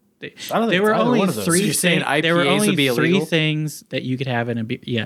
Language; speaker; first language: English; native; English